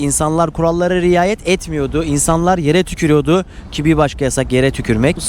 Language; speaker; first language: Turkish; native; Turkish